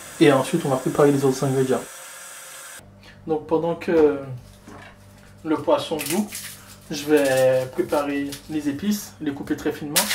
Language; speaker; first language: French; native; French